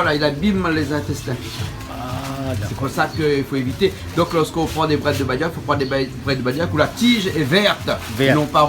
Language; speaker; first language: French; native; French